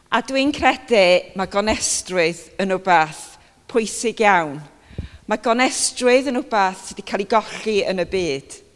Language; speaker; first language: Welsh; native; Welsh